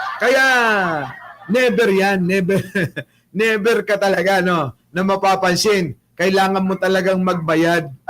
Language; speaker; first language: Filipino; native; Filipino